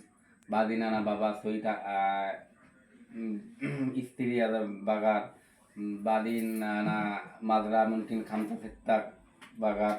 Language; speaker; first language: Arabic; non-native, learner; Bangla